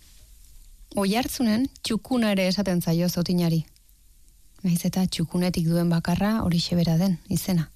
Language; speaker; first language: Basque; native; Basque